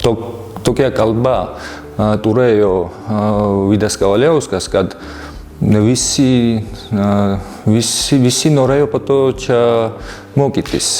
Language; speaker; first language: Lithuanian; non-native, fluent; Georgian